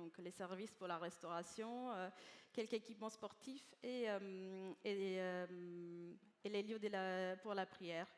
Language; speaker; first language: French; native; French